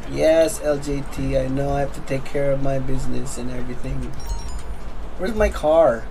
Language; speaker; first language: English; non-native, local second language; Cebuano